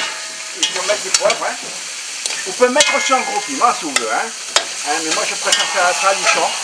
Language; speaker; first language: French; native; French